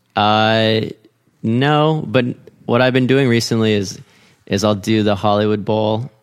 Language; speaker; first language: English; native; English